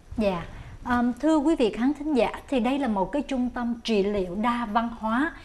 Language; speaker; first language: Vietnamese; native; Vietnamese